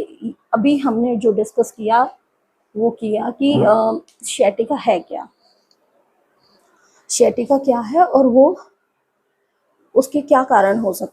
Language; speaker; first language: Hindi; native; Hindi